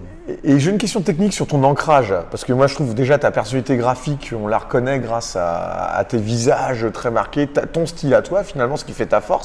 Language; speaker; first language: French; native; French